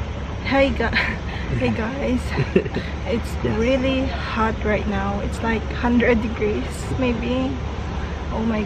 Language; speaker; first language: English; non-native, fluent; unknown